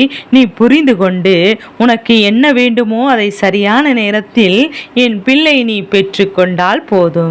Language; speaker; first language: Tamil; native; Tamil